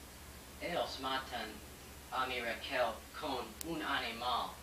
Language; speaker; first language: Spanish; non-native, learner; English